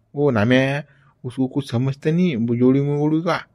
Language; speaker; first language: Hindi; non-native, local second language; Marathi